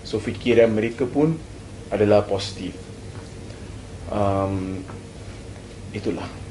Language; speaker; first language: Malay; non-native, local second language; Tamil